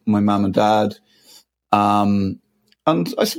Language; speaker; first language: English; native; English